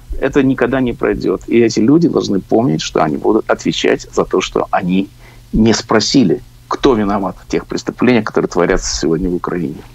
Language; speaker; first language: Russian; native; Russian